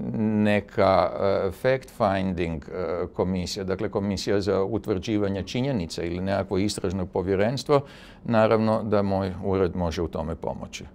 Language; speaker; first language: Serbian; native; Serbian